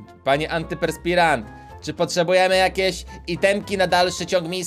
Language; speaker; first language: Polish; native; Polish